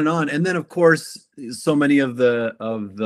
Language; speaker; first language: English; native; English